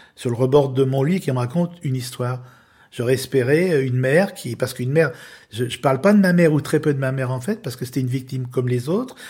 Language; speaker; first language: French; native; French